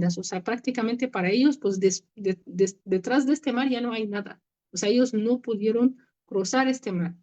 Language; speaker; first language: Spanish; non-native, fluent; Arabic